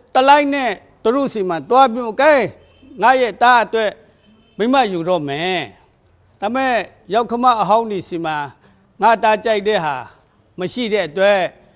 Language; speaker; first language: Burmese; non-native, local second language; Kachin